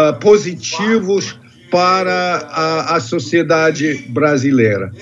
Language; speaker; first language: Portuguese; non-native, fluent; English